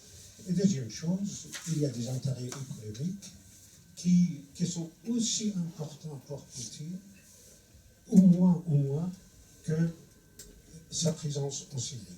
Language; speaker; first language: French; non-native, fluent; Arabic